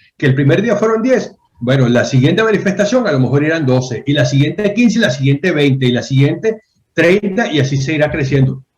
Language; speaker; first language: Spanish; native; Spanish